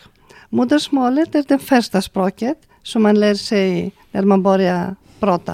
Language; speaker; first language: Swedish; non-native, fluent; Greek